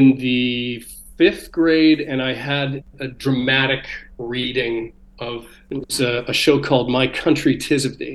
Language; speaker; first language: English; native; English